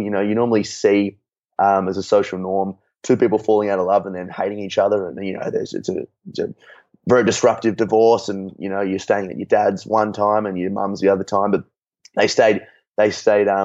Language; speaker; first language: English; native; English